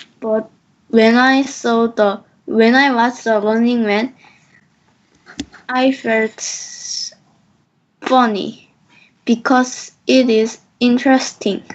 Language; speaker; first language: English; non-native, learner; Korean